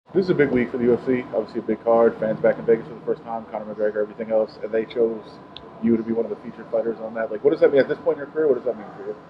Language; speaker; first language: English; native; English